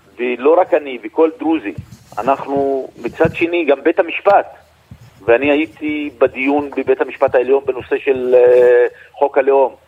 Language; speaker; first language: Hebrew; non-native, local second language; Arabic